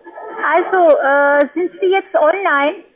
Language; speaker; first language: German; non-native, learner; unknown